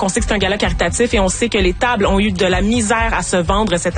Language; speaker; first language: French; native; French